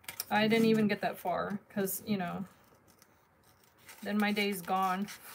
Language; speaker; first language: English; native; English